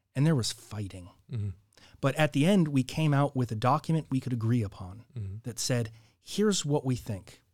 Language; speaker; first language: English; native; English